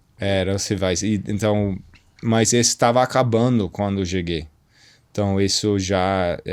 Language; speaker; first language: Portuguese; non-native, fluent; English